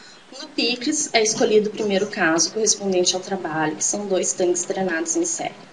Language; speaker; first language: Portuguese; native; Portuguese